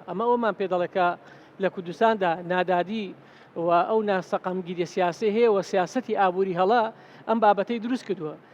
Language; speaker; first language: Central Kurdish; native; Central Kurdish